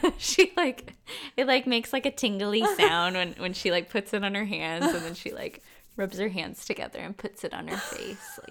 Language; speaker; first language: English; native; English